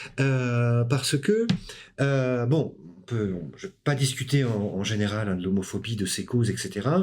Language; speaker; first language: French; native; French